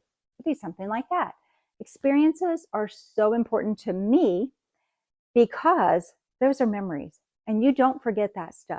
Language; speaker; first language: English; native; English